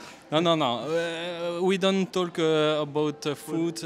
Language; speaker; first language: English; non-native, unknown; French